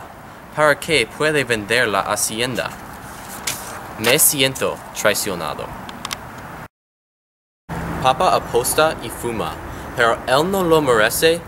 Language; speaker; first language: Spanish; non-native, learner; English